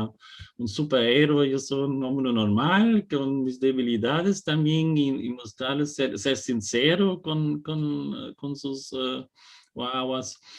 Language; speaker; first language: Spanish; non-native, fluent; German